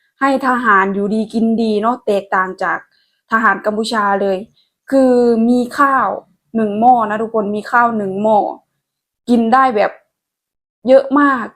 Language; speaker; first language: Thai; non-native, local second language; Lao